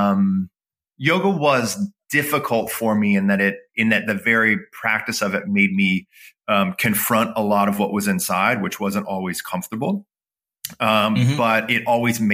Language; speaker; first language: English; native; English